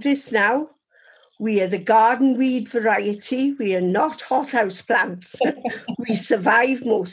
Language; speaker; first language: English; native; English